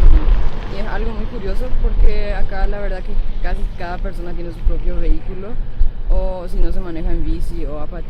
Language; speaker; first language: Spanish; non-native, local second language; Low German